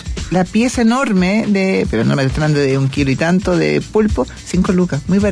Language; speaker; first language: Spanish; native; Spanish